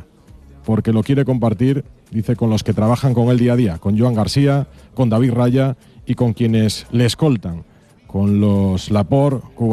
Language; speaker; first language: Spanish; native; Spanish